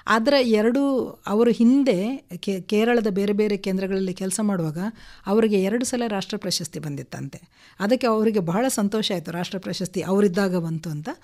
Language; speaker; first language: Kannada; non-native, local second language; Konkani